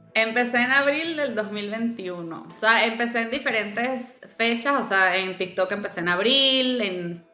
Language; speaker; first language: Spanish; native; Spanish